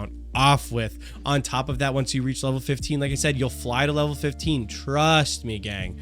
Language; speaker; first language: English; native; English